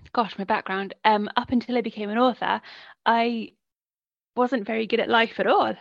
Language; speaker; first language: English; native; English